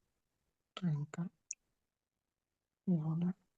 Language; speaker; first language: German; non-native, learner; Hindi